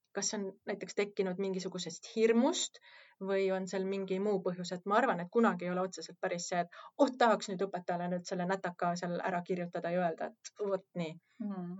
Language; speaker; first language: Estonian; native; Estonian